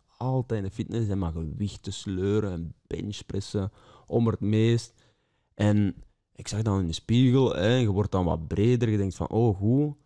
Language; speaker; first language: Dutch; native; Dutch